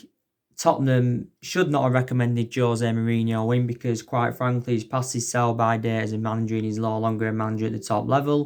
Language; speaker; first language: English; native; English